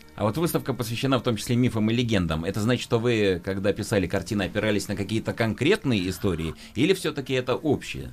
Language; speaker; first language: Russian; native; Russian